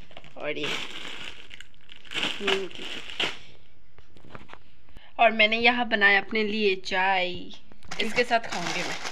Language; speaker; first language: Hindi; non-native, local second language; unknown